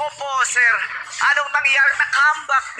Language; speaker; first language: Filipino; native; Filipino